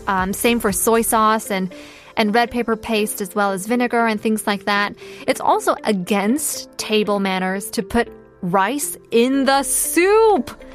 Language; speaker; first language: English; early bilingual, other home language; Korean